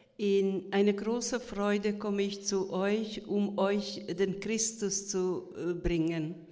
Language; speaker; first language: German; non-native, fluent; Croatian